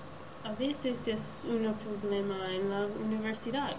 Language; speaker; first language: Spanish; non-native, learner; English